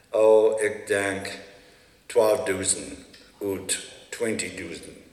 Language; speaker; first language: German; early bilingual, heritage; Low German